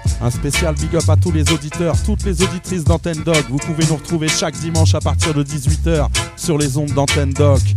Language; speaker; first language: French; native; French